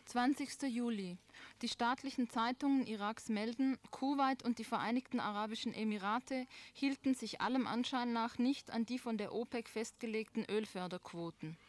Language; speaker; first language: German; native; German